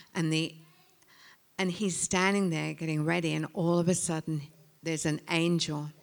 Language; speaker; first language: English; native; English